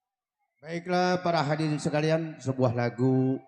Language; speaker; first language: Malay; native; Malay